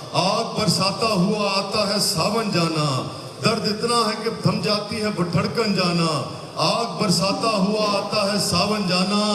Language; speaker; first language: Urdu; non-native, local second language; Punjabi